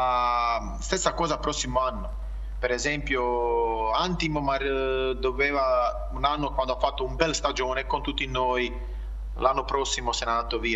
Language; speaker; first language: Italian; non-native, fluent; Croatian